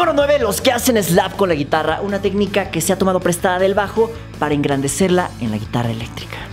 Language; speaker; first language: Spanish; native; Spanish